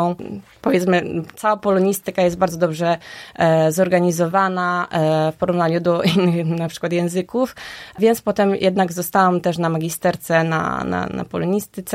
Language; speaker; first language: Polish; early bilingual, heritage; Polish